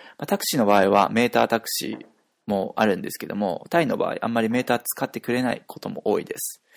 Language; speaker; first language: Japanese; native; Japanese